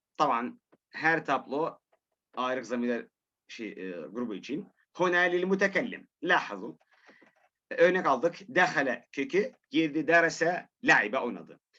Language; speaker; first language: Turkish; non-native, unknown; Arabic